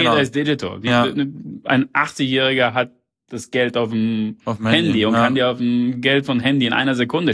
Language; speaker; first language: German; early bilingual, heritage; German